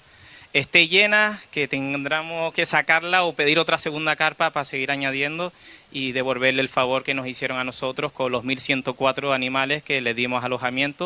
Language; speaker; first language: Spanish; native; Spanish